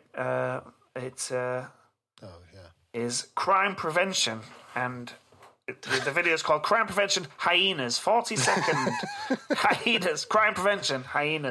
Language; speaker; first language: English; native; English